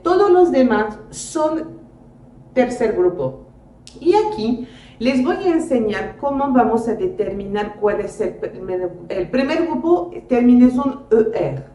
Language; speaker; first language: Spanish; non-native, fluent; French